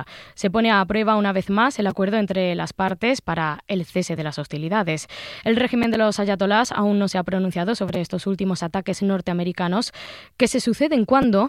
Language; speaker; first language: Spanish; native; Spanish